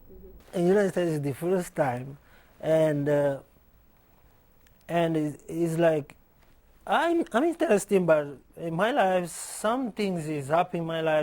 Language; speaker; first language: English; non-native, learner; Portuguese